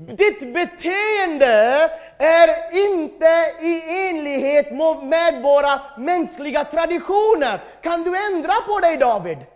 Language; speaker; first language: Swedish; non-native, fluent; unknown